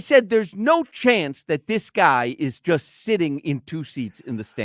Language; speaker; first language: English; native; English